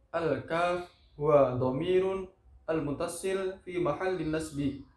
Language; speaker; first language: Arabic; non-native, learner; Indonesian